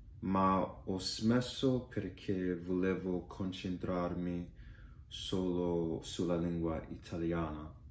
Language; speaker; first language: Italian; non-native, learner; English